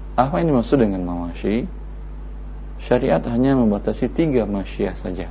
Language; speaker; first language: Indonesian; native; Indonesian